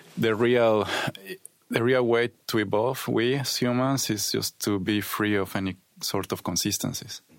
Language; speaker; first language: English; non-native, fluent; Spanish